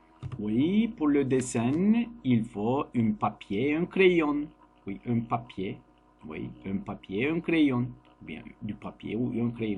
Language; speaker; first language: French; non-native, learner; Turkish